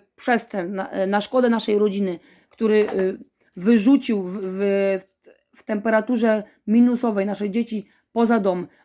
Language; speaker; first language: Polish; native; Polish